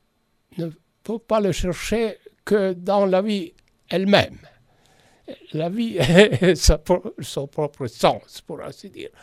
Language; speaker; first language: French; non-native, fluent; Estonian